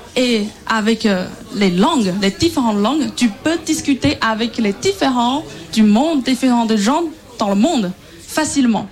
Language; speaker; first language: French; non-native, learner; Chinese